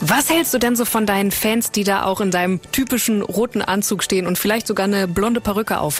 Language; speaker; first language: German; native; German